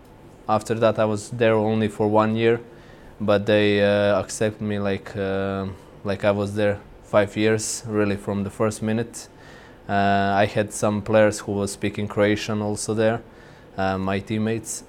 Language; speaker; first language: English; non-native, fluent; Croatian